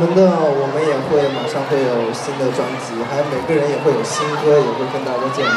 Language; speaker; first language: Chinese; native; Chinese